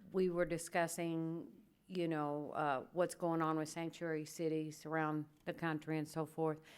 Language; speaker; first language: English; early bilingual, other home language; Spanish